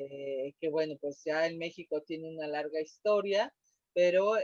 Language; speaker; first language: Spanish; native; Spanish